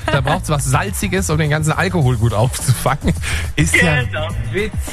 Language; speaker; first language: German; native; German